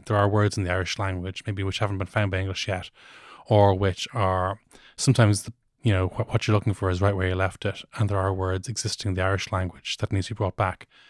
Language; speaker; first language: English; native; English